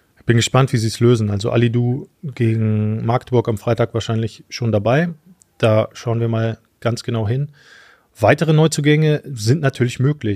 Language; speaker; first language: German; native; German